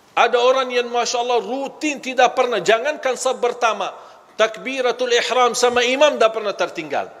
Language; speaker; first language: Malay; non-native, fluent; Arabic